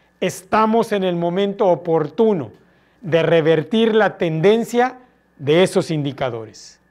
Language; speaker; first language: Spanish; native; Spanish